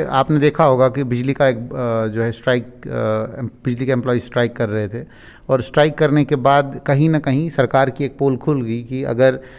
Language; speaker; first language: Hindi; non-native, local second language; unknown